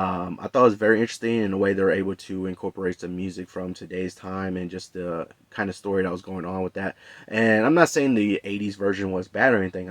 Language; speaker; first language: English; native; English